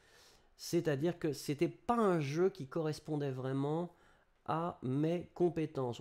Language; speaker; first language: French; native; French